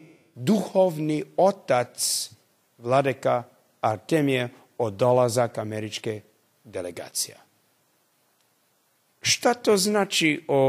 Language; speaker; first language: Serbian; early bilingual, heritage; English